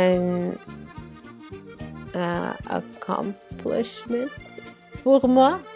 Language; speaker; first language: French; non-native, learner; Arabic